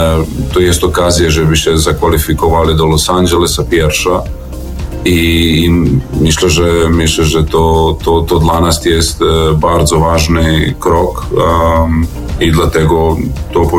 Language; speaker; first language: Polish; non-native, fluent; Serbian